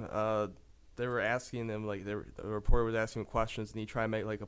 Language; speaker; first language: English; native; English